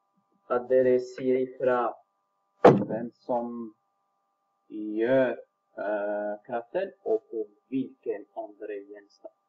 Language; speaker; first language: Norwegian; non-native, fluent; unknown